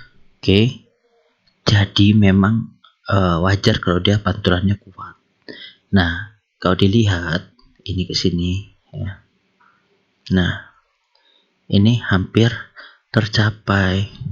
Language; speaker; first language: Indonesian; native; Indonesian